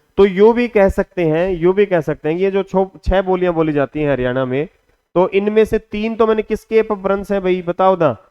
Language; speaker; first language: Hindi; native; Hindi